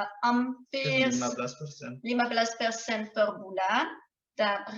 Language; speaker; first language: Indonesian; non-native, fluent; French